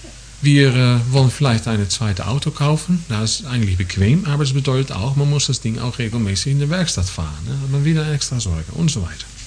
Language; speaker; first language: German; non-native, fluent; English